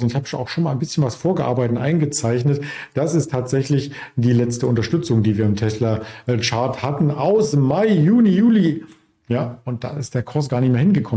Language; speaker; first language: German; native; German